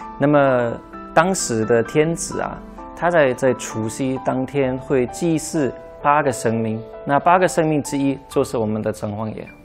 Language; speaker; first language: Chinese; non-native, fluent; German